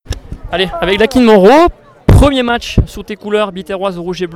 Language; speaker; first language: French; native; French